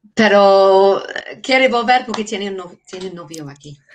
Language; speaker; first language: Spanish; non-native, fluent; English